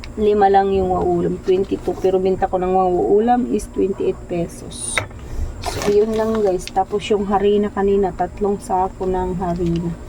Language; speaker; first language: Filipino; non-native, local second language; Waray